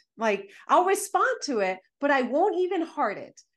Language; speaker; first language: English; early bilingual, other home language; Spanish